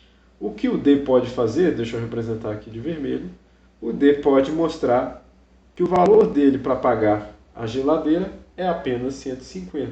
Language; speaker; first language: Portuguese; native; Portuguese